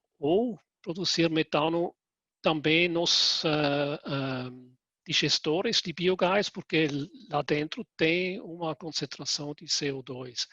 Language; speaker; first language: Portuguese; non-native, fluent; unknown